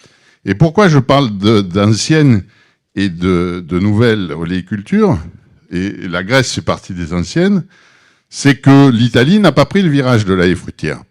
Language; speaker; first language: French; native; French